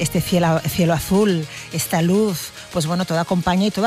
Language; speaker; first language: Spanish; native; Spanish